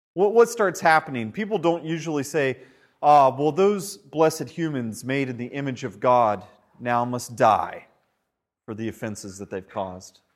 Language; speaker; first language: English; native; English